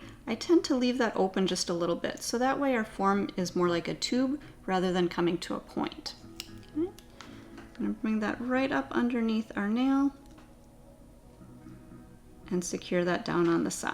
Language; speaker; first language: English; native; English